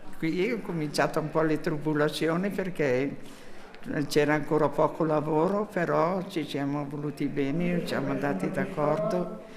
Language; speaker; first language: Italian; early bilingual, heritage; Italian